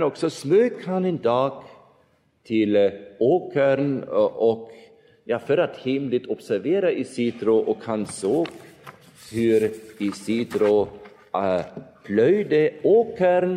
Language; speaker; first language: Swedish; non-native, fluent; German